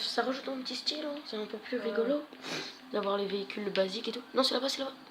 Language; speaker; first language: French; native; French